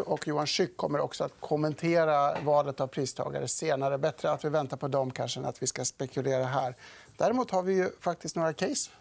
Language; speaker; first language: Swedish; native; Swedish